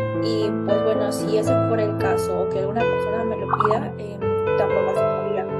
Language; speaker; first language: Spanish; native; Spanish